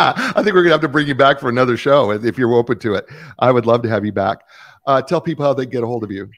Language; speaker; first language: English; native; English